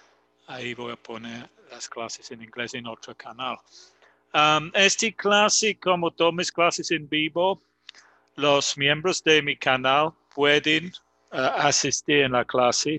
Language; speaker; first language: Spanish; non-native, fluent; English